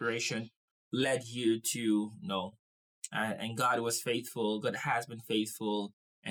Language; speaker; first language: English; non-native, local second language; Yoruba